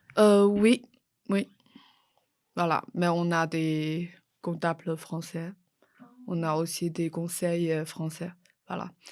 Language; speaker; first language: French; non-native, fluent; Chinese